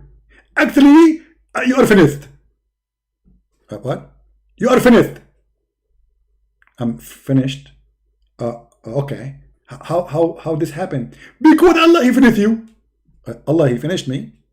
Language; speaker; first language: English; non-native, fluent; Arabic